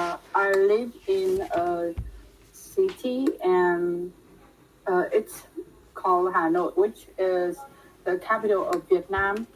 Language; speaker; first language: English; non-native, fluent; Vietnamese